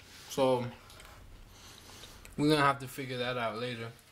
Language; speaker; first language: English; early bilingual, other home language; Spanish